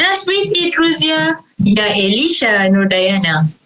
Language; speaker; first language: Russian; non-native, learner; Malay